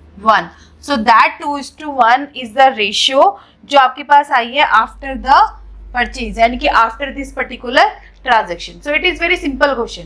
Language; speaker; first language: Hindi; native; Hindi